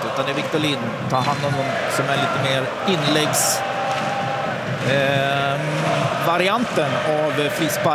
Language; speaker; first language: Swedish; native; Swedish